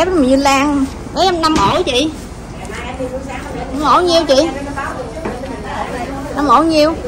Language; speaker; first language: Vietnamese; native; Vietnamese